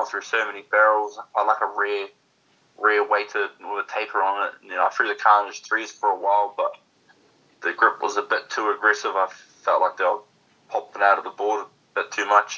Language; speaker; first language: English; native; English